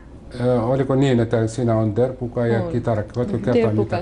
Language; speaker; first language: Finnish; non-native, fluent; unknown